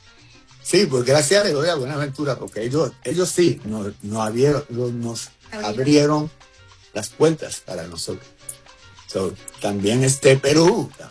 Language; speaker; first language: Spanish; early bilingual, heritage; Spanish